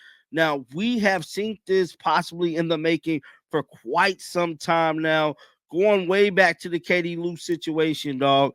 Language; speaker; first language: English; native; English